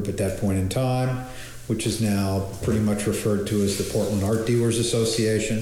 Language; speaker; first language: English; native; English